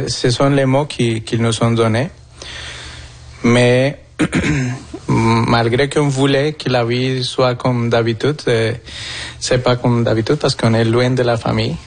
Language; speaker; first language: French; non-native, fluent; Spanish